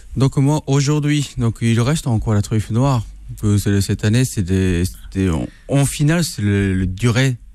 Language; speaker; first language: French; non-native, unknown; Japanese